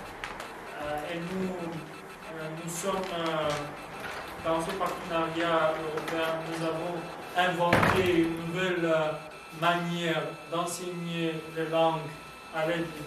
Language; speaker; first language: French; non-native, fluent; Romanian